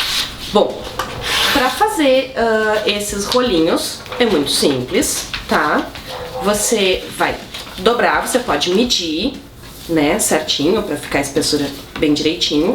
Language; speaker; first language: Portuguese; native; Portuguese